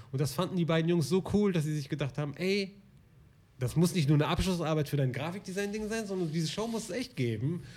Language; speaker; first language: German; early bilingual, other home language; Arabic